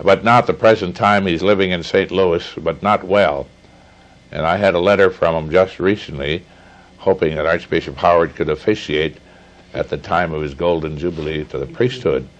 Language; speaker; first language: English; native; English